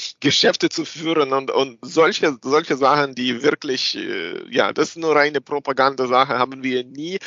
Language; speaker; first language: German; non-native, learner; Russian